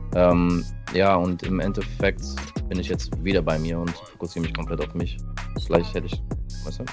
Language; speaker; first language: German; early bilingual, other home language; English